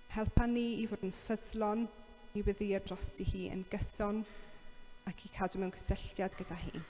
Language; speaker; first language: Welsh; native; Welsh